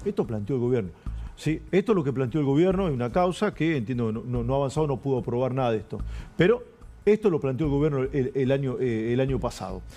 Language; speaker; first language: Spanish; native; Spanish